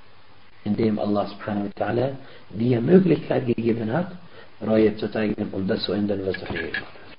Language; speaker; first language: German; non-native, fluent; Arabic